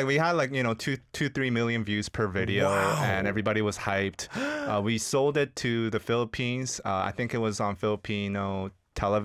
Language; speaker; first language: English; early bilingual, other home language; Korean